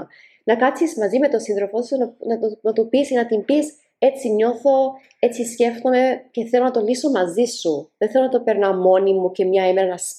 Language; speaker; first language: Greek; early bilingual, heritage; Greek